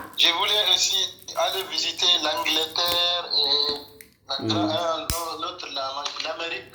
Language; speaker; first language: French; non-native, local second language; Bambara